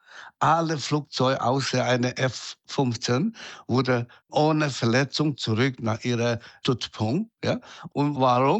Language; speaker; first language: German; non-native, fluent; Chinese